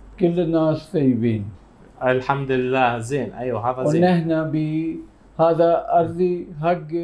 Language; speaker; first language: Arabic; non-native, learner; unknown